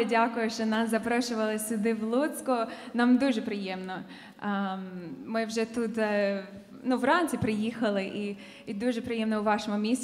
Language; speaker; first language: Ukrainian; non-native, fluent; English